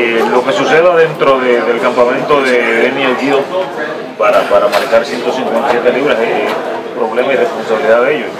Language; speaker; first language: Spanish; native; Spanish